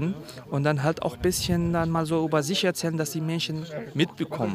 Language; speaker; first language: German; non-native, fluent; Kurdish